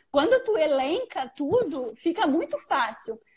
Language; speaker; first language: Portuguese; native; Portuguese